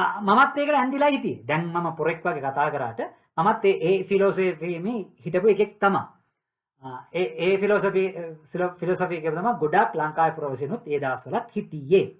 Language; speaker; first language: Sinhala; non-native, local second language; Tamil